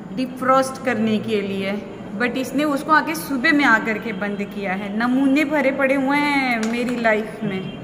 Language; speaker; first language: Hindi; native; Hindi